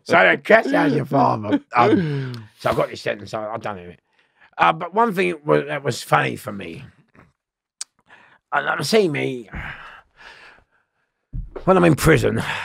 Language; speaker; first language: English; native; English